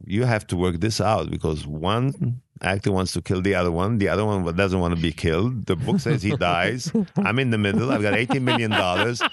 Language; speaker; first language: English; non-native, fluent; Arabic